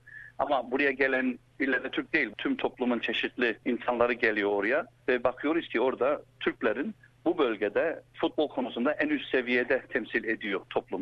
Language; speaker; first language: Turkish; early bilingual, heritage; Turkish